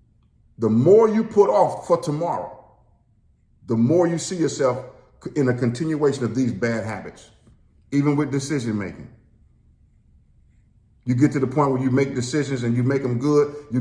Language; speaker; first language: English; native; English